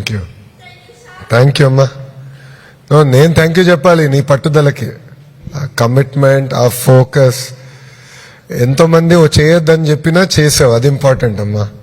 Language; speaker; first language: Telugu; native; Telugu